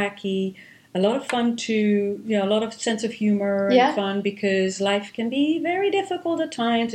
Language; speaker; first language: English; non-native, fluent; Hebrew